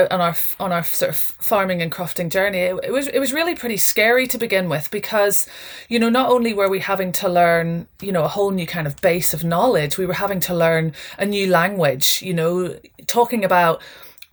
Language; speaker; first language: English; native; English